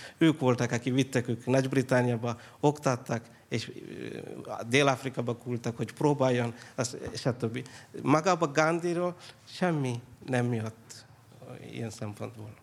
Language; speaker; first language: Hungarian; non-native, fluent; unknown